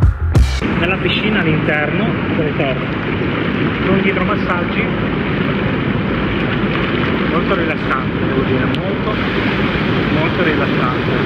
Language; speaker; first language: Italian; native; Italian